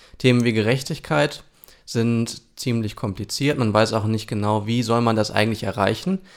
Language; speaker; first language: German; early bilingual, other home language; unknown